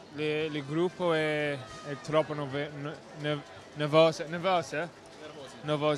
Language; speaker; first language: Italian; non-native, learner; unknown